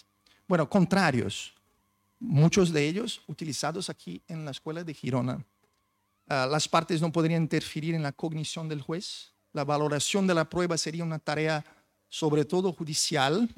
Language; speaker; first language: Spanish; non-native, fluent; Portuguese